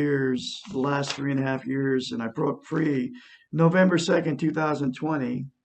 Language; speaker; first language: English; native; English